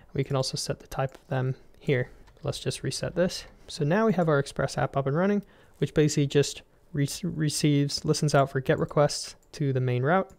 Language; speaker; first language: English; native; English